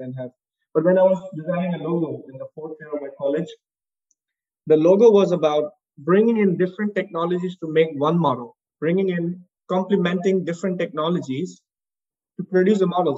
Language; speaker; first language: English; non-native, local second language; Urdu